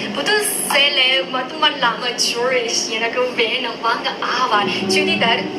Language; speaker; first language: Tamil; non-native, fluent; Chinese